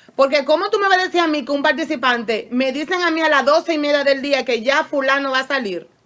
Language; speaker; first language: Spanish; native; Spanish